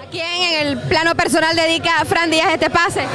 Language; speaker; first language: Spanish; native; Spanish